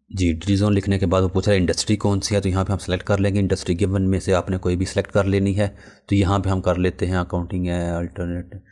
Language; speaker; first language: Urdu; non-native, local second language; Punjabi